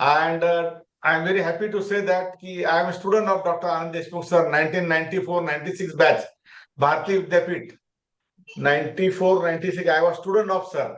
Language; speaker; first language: English; non-native, local second language; Marathi